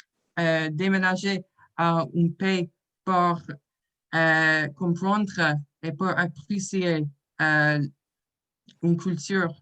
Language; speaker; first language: French; non-native, learner; English